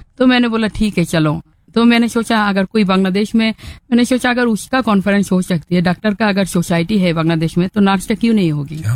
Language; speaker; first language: Hindi; non-native, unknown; Bangla